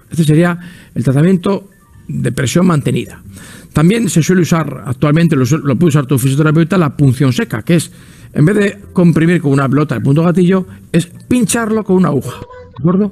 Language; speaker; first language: Spanish; native; Spanish